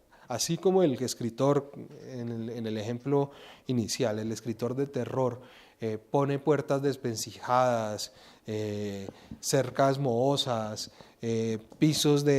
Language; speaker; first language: Spanish; native; Spanish